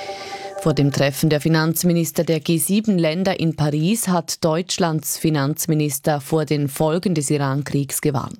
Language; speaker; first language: German; native; German